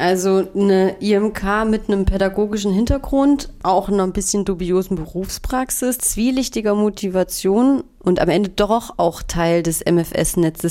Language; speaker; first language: German; native; German